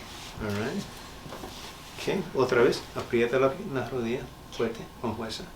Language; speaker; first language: Spanish; early bilingual, heritage; Spanish